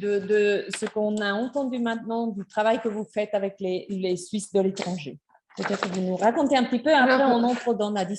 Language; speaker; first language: French; non-native, fluent; German